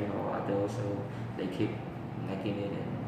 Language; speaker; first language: English; non-native, learner; Vietnamese